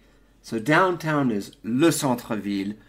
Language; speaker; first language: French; non-native, fluent; English